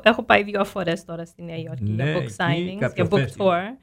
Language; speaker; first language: Greek; early bilingual, heritage; Greek